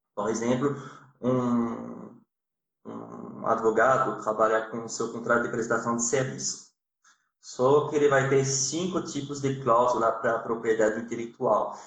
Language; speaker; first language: Portuguese; non-native, fluent; French